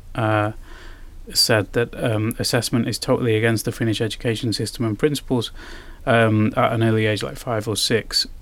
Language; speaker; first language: English; native; English